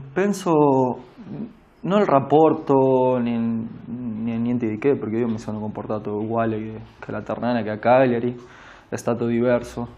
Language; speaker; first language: Italian; non-native, fluent; Spanish